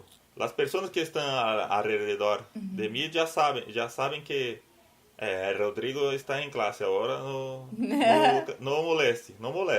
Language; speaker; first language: Spanish; non-native, learner; Portuguese